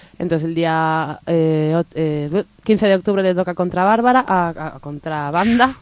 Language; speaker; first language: Spanish; native; Spanish